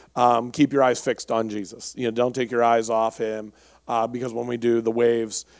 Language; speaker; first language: English; native; English